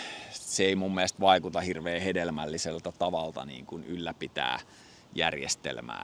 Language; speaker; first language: Finnish; native; Finnish